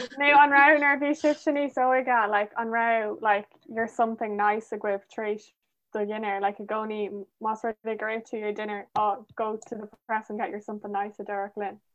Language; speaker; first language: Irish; non-native, local second language; English